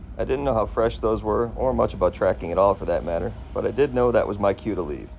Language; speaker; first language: English; native; English